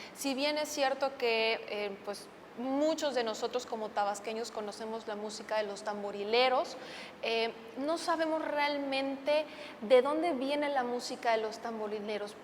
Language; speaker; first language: Spanish; native; Spanish